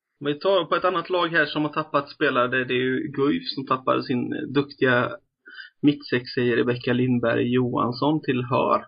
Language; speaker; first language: Swedish; native; Swedish